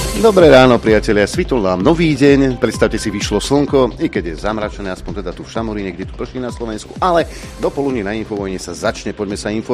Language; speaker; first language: Slovak; native; Slovak